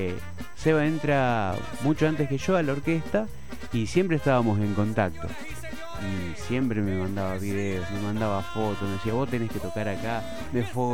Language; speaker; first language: Spanish; native; Spanish